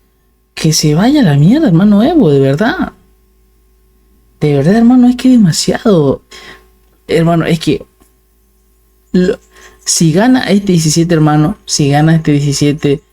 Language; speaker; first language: Spanish; native; Spanish